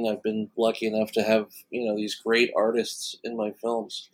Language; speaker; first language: English; native; English